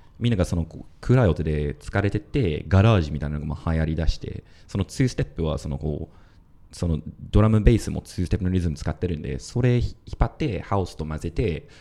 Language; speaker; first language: Japanese; non-native, fluent; English